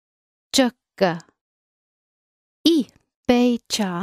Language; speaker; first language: Chinese; non-native, learner; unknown